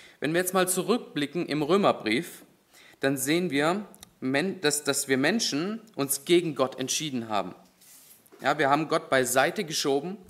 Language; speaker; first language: German; native; German